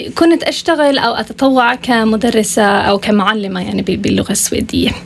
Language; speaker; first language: Arabic; non-native, fluent; Swedish